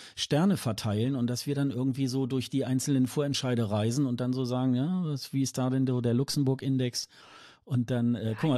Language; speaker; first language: German; native; German